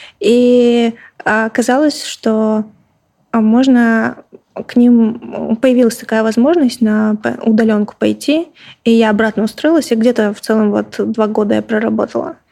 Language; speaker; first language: Russian; native; Russian